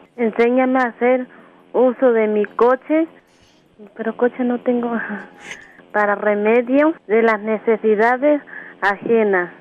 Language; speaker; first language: Spanish; native; Spanish